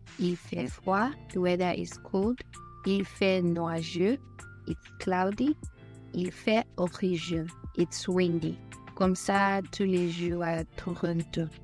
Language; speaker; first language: French; non-native, learner; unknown